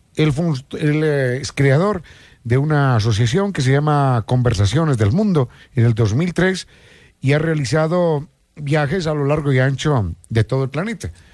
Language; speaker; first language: Spanish; native; Spanish